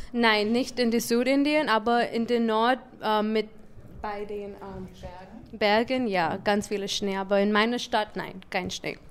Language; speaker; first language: German; non-native, learner; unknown